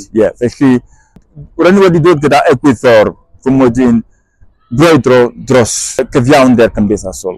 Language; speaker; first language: Welsh; non-native, fluent; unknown